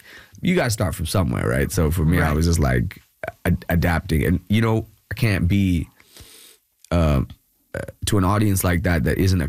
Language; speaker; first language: English; non-native, local second language; Malayalam